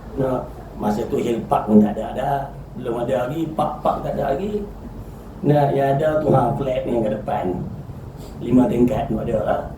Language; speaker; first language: Malay; native; Malay